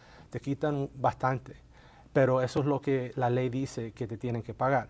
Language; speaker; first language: Spanish; native; Spanish